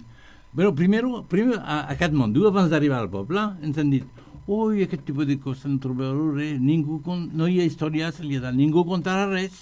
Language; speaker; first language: Catalan; non-native, learner; French